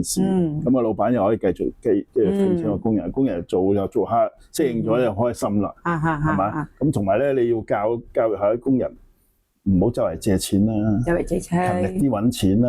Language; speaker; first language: Cantonese; native; Cantonese